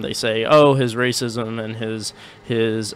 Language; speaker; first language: English; native; English